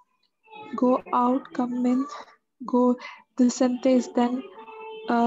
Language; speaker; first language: English; non-native, learner; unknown